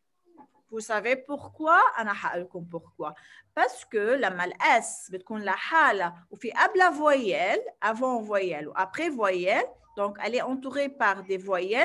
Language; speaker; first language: French; non-native, fluent; Arabic